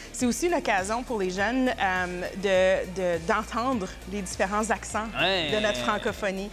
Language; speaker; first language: French; native; French